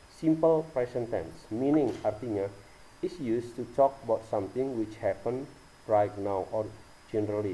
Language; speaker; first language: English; non-native, learner; Indonesian